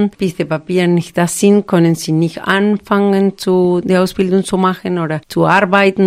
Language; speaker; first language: German; non-native, learner; Spanish